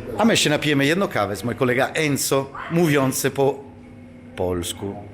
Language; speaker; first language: Polish; non-native, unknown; Italian